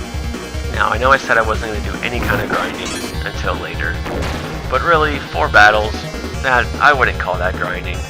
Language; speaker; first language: English; native; English